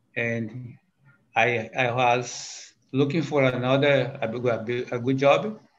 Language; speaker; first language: English; non-native, learner; Portuguese